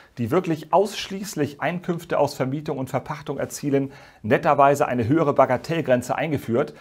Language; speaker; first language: German; native; German